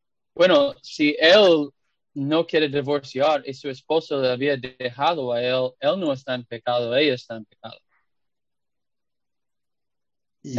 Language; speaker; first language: Spanish; non-native, fluent; English